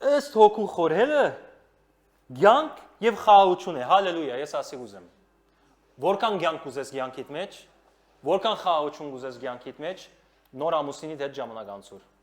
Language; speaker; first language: Armenian; early bilingual, heritage; Armenian